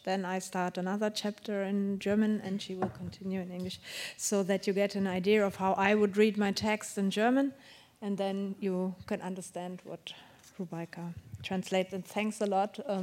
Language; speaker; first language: English; non-native, fluent; German